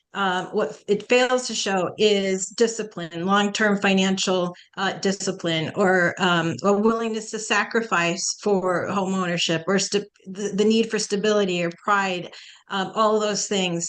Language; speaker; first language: English; early bilingual, other home language; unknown